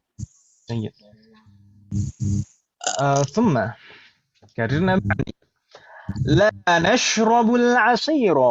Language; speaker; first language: Arabic; non-native, fluent; Indonesian